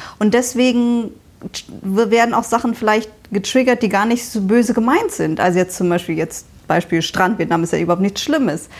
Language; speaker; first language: German; early bilingual, other home language; Vietnamese